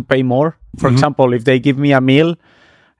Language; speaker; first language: English; non-native, fluent; Spanish